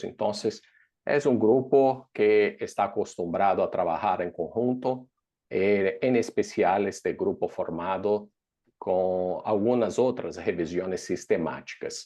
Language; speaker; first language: Spanish; non-native, fluent; Portuguese